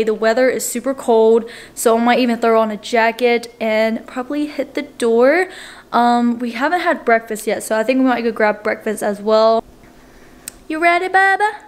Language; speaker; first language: English; native; English